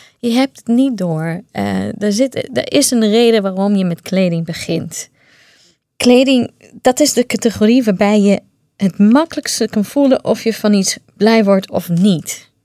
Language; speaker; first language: Dutch; non-native, fluent; Portuguese